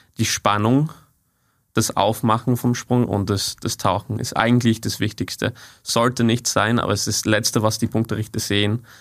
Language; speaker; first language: German; non-native, fluent; English